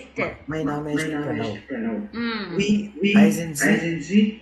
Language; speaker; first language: German; non-native, learner; Tamil